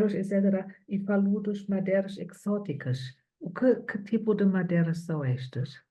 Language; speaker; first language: Portuguese; non-native, fluent; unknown